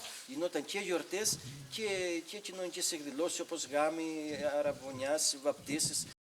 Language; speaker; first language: Greek; native; Greek